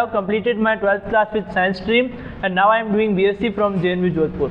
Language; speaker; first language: English; non-native, learner; Hindi